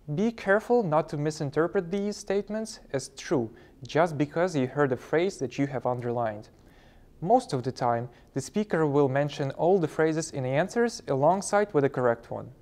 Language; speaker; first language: English; non-native, fluent; Ukrainian